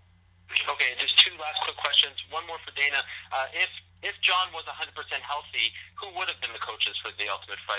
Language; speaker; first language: English; native; English